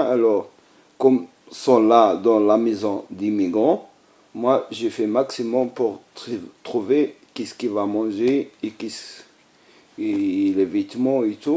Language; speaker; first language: French; non-native, learner; Arabic